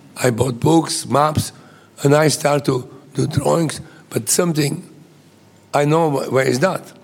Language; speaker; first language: English; non-native, fluent; Bulgarian